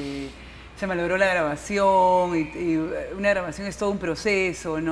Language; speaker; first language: Spanish; native; Spanish